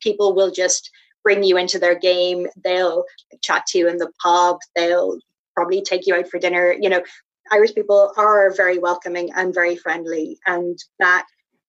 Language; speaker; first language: English; native; English